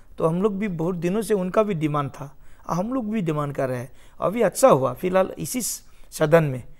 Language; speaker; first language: Hindi; non-native, local second language; Assamese